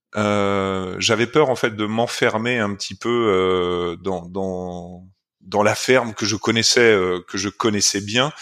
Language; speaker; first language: French; native; French